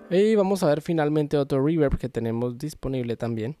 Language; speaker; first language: Spanish; native; Spanish